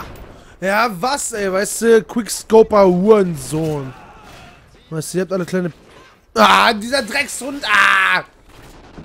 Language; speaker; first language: German; native; German